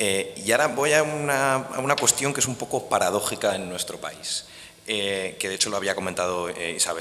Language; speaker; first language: Spanish; native; Spanish